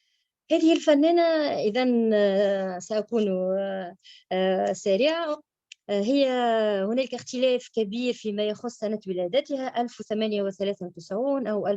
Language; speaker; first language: Arabic; native; Arabic